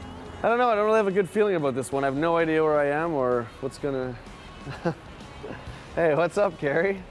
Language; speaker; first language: English; native; English